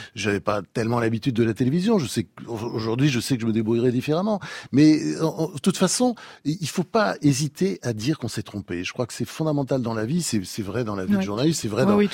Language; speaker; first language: French; native; French